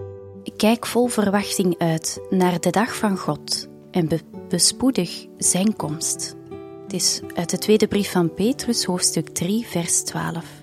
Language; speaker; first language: Dutch; native; Dutch